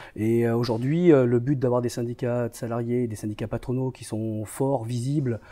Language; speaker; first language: French; native; French